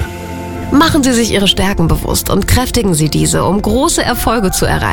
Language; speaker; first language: German; native; German